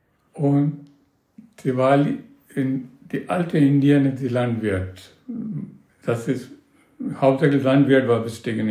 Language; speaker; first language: German; non-native, learner; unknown